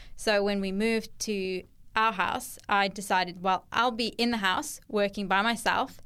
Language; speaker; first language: English; native; English